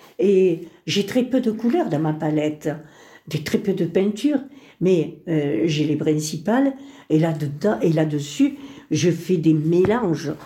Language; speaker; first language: French; early bilingual, other home language; Spanish